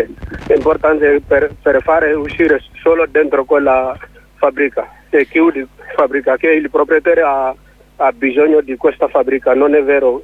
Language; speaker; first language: Italian; non-native, learner; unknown